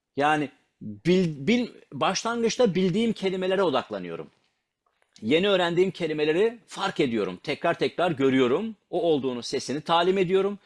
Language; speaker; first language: Turkish; non-native, local second language; Kurdish